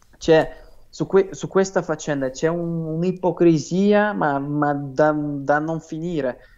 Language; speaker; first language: Italian; non-native, fluent; Russian